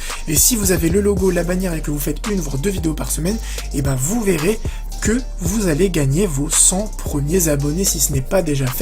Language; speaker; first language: French; native; French